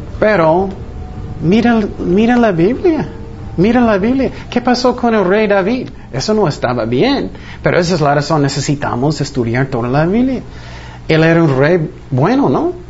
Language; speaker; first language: Spanish; non-native, fluent; English